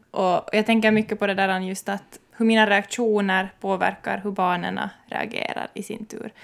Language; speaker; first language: Swedish; native; Swedish